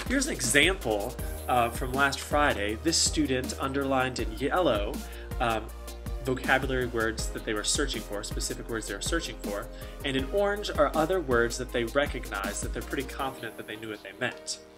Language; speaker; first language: English; native; English